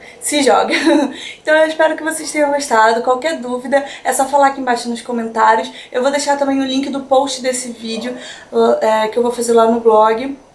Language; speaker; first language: Portuguese; native; Portuguese